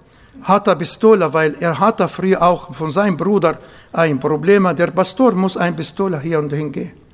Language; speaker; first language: German; non-native, fluent; Arabic